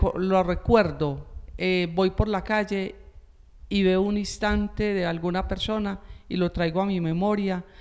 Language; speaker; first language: Spanish; native; Spanish